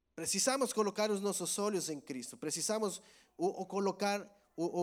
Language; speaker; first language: Portuguese; non-native, learner; Spanish